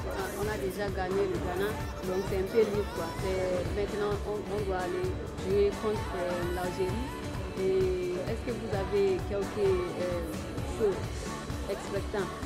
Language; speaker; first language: French; non-native, learner; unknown